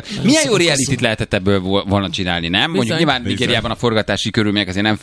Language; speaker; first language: Hungarian; native; Hungarian